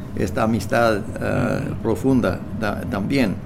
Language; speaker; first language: Spanish; non-native, fluent; English